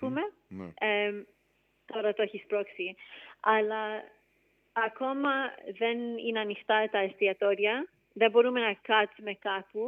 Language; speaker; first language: Greek; early bilingual, heritage; Greek